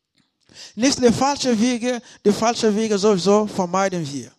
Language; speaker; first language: German; non-native, learner; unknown